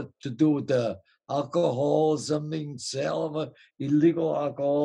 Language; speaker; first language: English; non-native, fluent; Italian